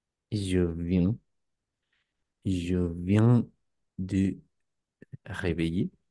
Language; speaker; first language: French; non-native, learner; Spanish